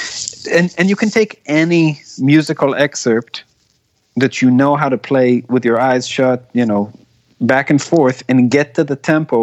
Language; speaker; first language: English; non-native, fluent; Hebrew